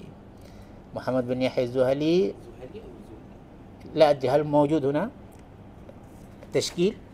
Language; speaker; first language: Arabic; non-native, fluent; Malay